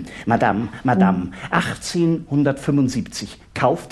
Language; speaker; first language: German; native; German